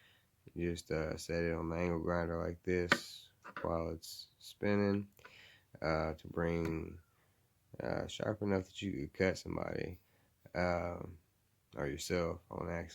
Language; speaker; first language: English; native; English